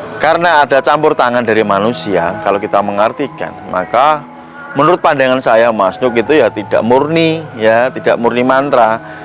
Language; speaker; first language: Indonesian; non-native, local second language; Javanese